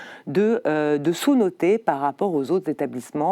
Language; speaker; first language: French; native; French